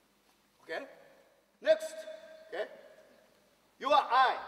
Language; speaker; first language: English; non-native, learner; Japanese